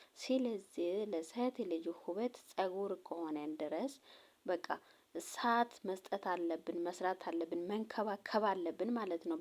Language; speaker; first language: Amharic; non-native, local second language; Oromo